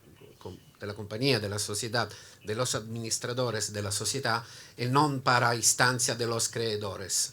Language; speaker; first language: Spanish; non-native, learner; Italian